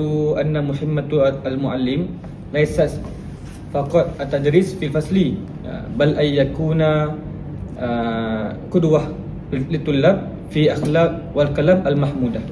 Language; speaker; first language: Arabic; non-native, learner; Malay